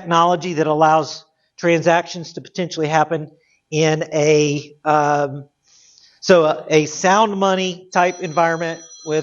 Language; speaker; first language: English; native; English